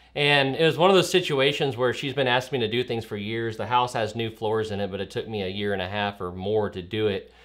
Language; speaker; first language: English; native; English